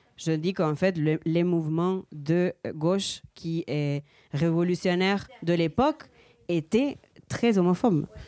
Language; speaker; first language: French; early bilingual, heritage; Spanish